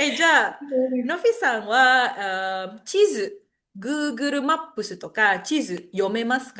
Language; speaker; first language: Japanese; non-native, fluent; Indonesian